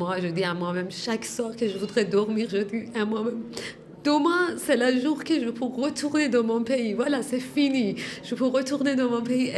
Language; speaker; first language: French; non-native, fluent; Persian